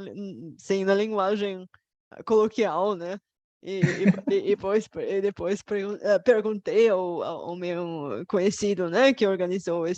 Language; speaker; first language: Portuguese; non-native, fluent; Bulgarian